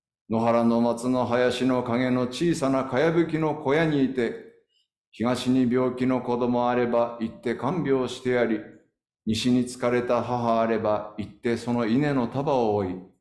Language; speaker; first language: Japanese; native; Japanese